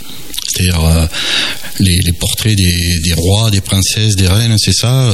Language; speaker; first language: French; native; French